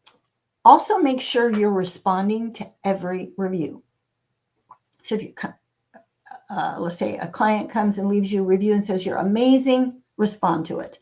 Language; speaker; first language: English; native; English